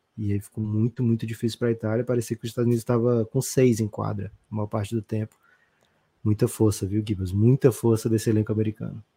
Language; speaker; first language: Portuguese; native; Portuguese